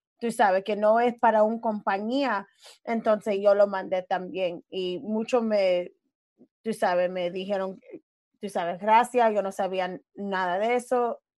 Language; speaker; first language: Spanish; early bilingual, other home language; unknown